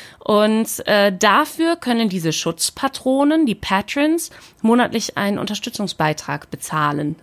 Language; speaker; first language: German; native; German